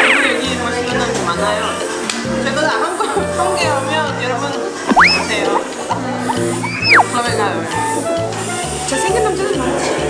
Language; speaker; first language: Korean; non-native, learner; Portuguese